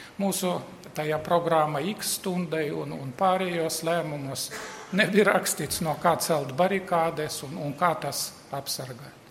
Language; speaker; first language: Latvian; native; Latvian